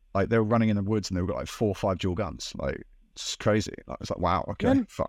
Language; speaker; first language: English; native; English